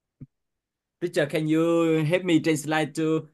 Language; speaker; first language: English; non-native, learner; Vietnamese